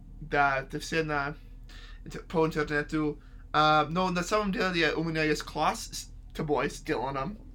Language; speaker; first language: Russian; non-native, learner; English